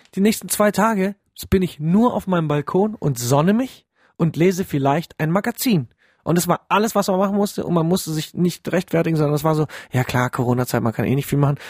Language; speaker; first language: German; early bilingual, other home language; Polish